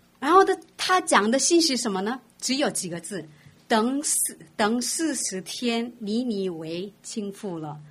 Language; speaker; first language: Chinese; non-native, fluent; Korean